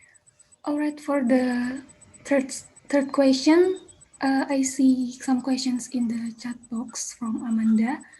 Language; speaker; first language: English; non-native, learner; Indonesian